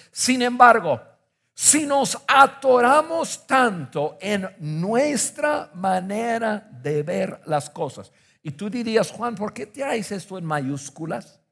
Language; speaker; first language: Spanish; non-native, fluent; English